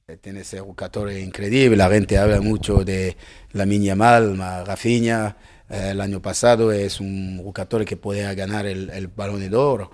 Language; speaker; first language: Spanish; non-native, learner; French